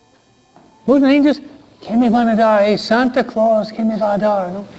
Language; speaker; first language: Spanish; non-native, fluent; English